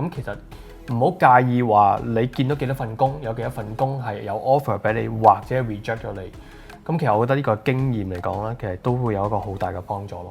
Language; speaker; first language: Cantonese; early bilingual, other home language; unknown